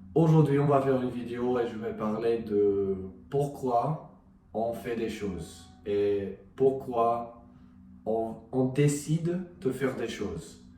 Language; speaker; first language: French; non-native, fluent; English